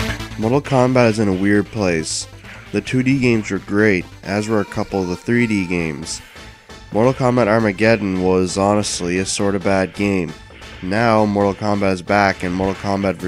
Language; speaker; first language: English; native; English